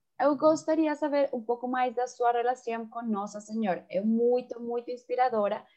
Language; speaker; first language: Portuguese; non-native, learner; Spanish